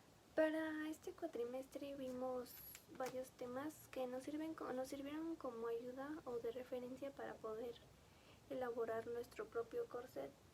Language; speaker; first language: Spanish; native; Spanish